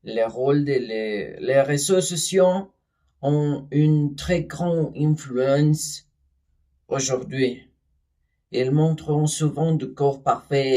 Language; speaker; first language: French; non-native, learner; Spanish